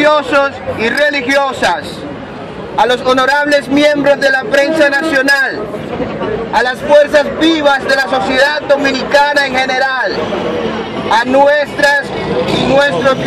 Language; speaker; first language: Spanish; native; Spanish